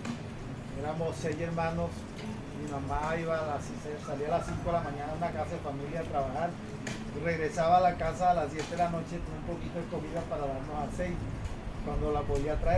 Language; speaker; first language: Spanish; native; Spanish